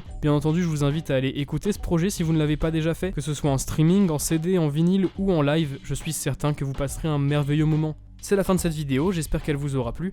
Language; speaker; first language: French; native; French